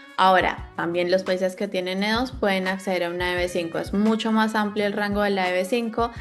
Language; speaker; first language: Spanish; native; Spanish